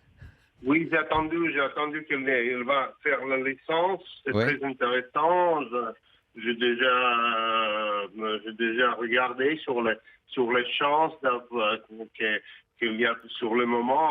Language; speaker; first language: French; non-native, fluent; Russian